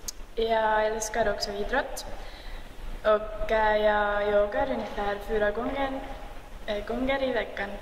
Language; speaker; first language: Swedish; non-native, learner; Estonian